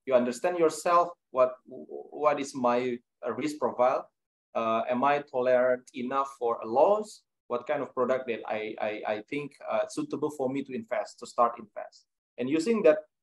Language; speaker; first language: English; non-native, fluent; Indonesian